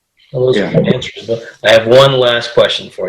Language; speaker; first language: English; native; English